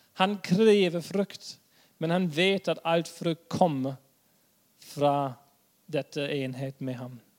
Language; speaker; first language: Norwegian; non-native, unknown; German